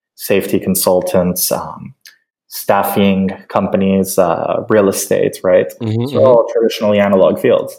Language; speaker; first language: English; early bilingual, other home language; Spanish